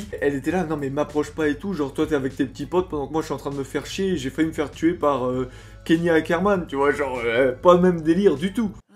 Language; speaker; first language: French; native; French